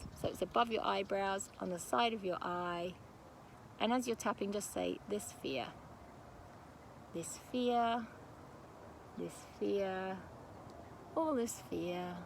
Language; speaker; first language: English; native; English